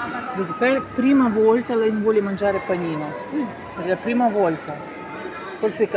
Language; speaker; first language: Italian; non-native, learner; Russian